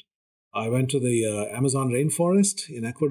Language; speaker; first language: English; non-native, local second language; Hindi